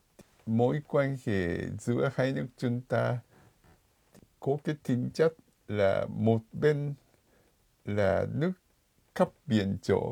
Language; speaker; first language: Vietnamese; non-native, fluent; Japanese